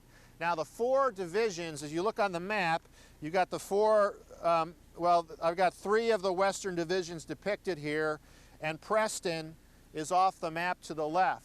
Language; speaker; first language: English; native; English